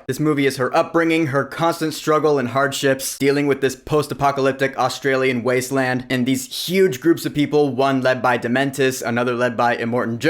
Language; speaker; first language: English; native; English